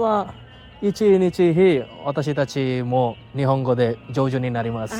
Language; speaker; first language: Japanese; non-native, learner; Bangla